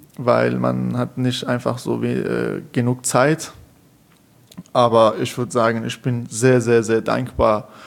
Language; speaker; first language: German; non-native, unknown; Persian